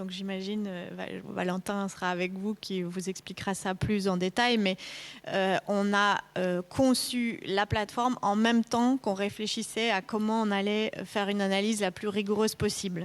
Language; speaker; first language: French; native; French